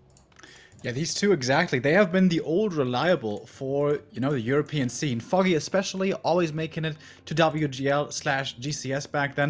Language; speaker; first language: English; non-native, fluent; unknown